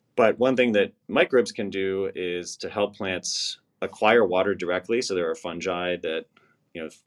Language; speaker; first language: English; native; English